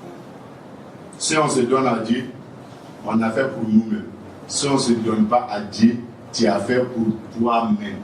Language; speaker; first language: French; non-native, local second language; Wolof